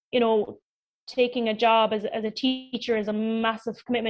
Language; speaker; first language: English; native; English